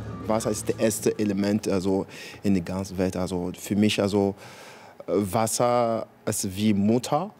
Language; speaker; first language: German; non-native, learner; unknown